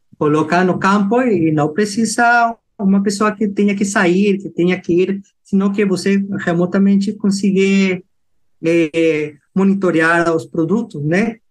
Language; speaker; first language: Portuguese; non-native, fluent; Spanish